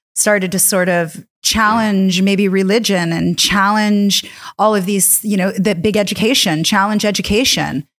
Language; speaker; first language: English; native; English